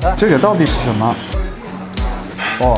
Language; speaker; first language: Chinese; non-native, fluent; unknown